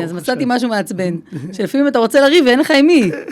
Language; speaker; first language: Hebrew; native; Hebrew